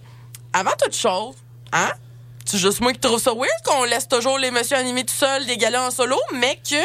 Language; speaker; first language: French; native; French